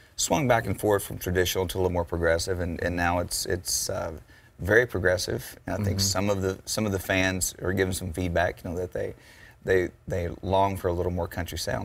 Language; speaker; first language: English; native; English